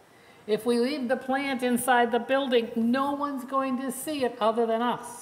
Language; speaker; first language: English; native; English